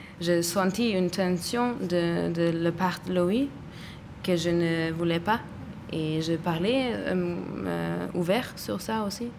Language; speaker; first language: French; non-native, learner; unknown